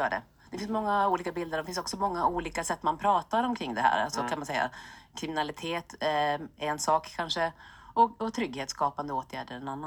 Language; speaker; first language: Swedish; native; Swedish